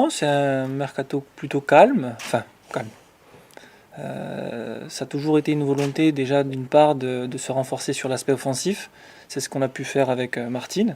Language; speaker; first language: French; native; French